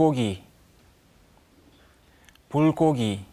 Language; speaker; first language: Korean; non-native, learner; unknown